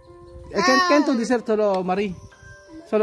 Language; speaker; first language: Spanish; non-native, learner; Filipino